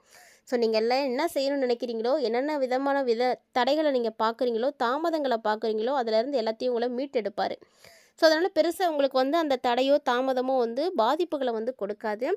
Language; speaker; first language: Tamil; native; Tamil